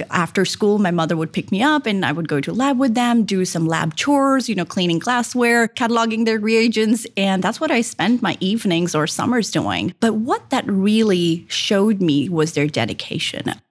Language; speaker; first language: English; non-native, fluent; Japanese